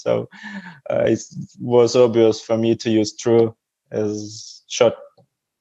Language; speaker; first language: English; non-native, learner; Russian